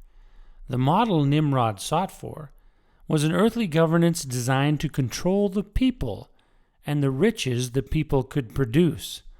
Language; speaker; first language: English; native; English